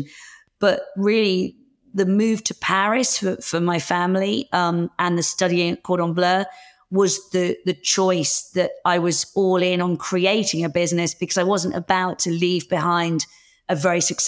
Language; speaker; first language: English; native; English